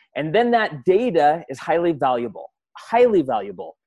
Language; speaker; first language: English; early bilingual, other home language; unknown